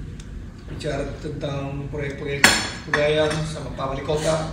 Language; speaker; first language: Indonesian; non-native, fluent; Dutch